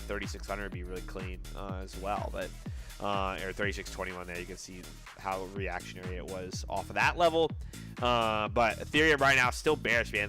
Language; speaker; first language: English; native; English